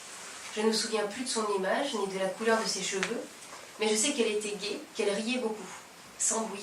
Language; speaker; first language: French; native; French